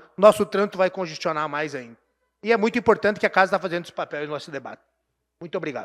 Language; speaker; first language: Portuguese; native; Portuguese